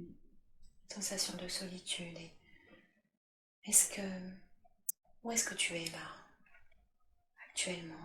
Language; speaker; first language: French; native; French